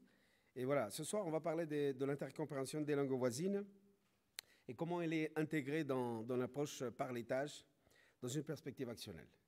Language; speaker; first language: French; non-native, fluent; Spanish